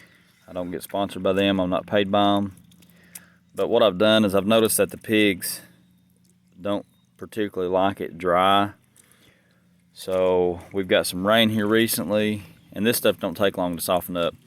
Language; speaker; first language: English; native; English